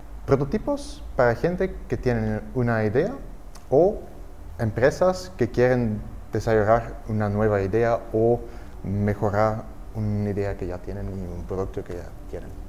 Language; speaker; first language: Spanish; non-native, fluent; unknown